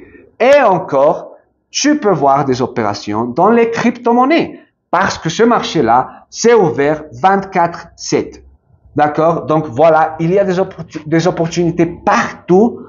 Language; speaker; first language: French; non-native, fluent; Spanish